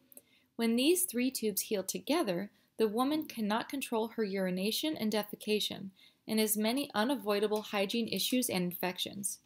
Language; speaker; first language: English; native; English